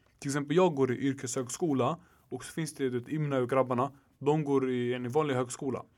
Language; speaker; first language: Swedish; early bilingual, other home language; Arabic